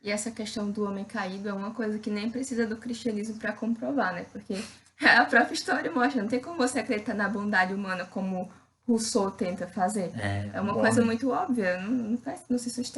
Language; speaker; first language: Portuguese; native; Portuguese